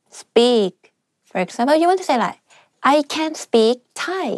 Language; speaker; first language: English; non-native, fluent; Thai